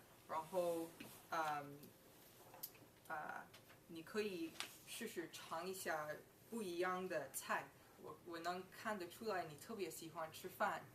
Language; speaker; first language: Chinese; non-native, learner; English